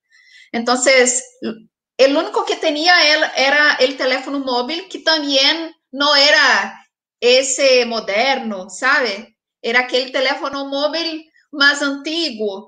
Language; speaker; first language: Spanish; non-native, fluent; Portuguese